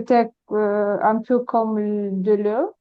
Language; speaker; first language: French; non-native, learner; Ukrainian